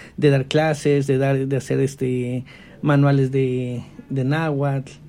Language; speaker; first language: Spanish; non-native, local second language; Nahuatl languages